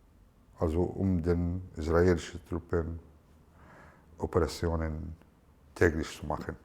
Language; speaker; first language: German; non-native, fluent; Arabic